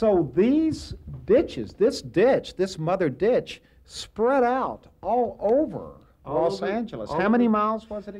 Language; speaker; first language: English; native; English